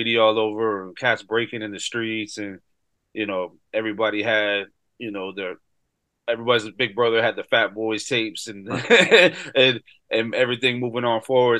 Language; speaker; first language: English; native; English